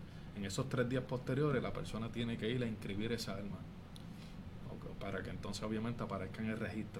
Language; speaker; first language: Spanish; native; Spanish